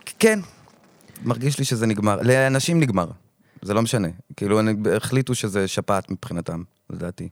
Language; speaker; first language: Hebrew; native; Hebrew